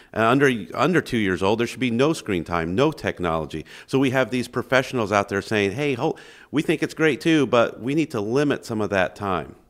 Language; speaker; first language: English; native; English